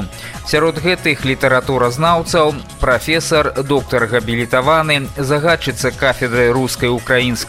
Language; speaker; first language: Belarusian; native; Belarusian